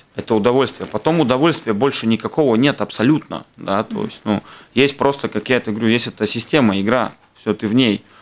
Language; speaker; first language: Russian; native; Russian